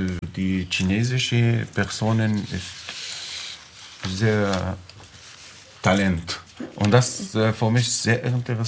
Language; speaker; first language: German; non-native, learner; Arabic